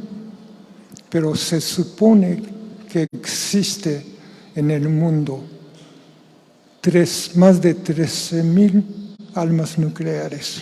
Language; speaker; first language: Spanish; non-native, fluent; Japanese